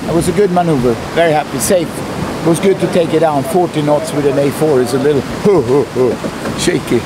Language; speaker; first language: English; non-native, fluent; Swedish